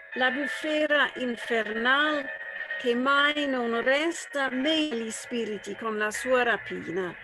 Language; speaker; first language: Italian; non-native, fluent; English